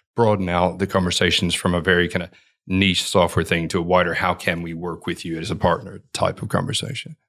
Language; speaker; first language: English; native; English